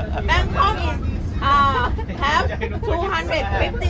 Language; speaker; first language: Hindi; non-native, learner; Thai